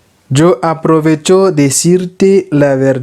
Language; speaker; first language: Spanish; non-native, learner; Haitian Creole